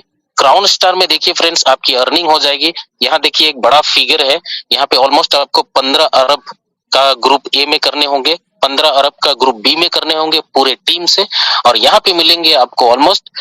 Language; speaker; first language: Hindi; native; Hindi